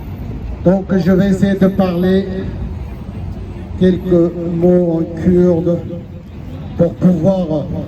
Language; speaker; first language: French; non-native, learner; Kurdish